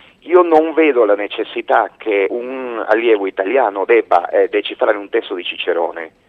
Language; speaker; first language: Italian; non-native, fluent; Spanish